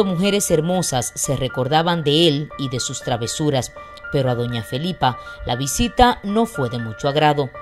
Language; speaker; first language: Spanish; native; Spanish